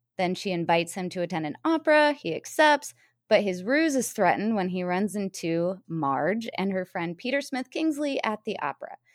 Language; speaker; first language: English; native; English